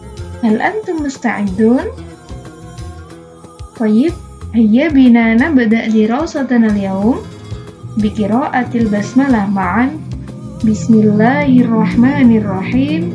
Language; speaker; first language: Arabic; non-native, fluent; Indonesian